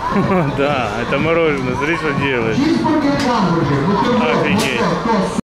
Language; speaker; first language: Russian; native; Russian